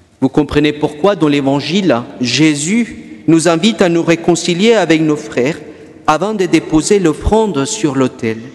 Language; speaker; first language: French; non-native, fluent; Spanish